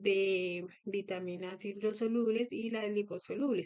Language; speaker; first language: Spanish; native; Spanish